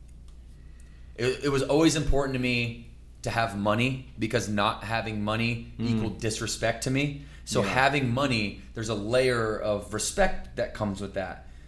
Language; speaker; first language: English; native; English